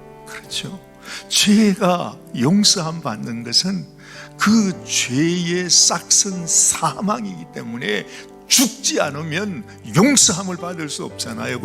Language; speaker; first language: Korean; native; Korean